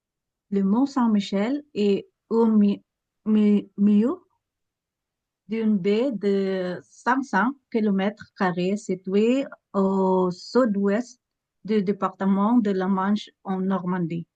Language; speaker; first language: French; non-native, learner; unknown